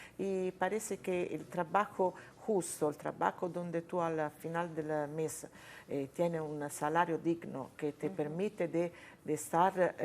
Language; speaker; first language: Spanish; non-native, fluent; Italian